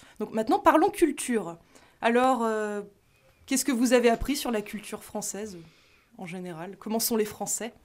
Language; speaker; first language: French; native; French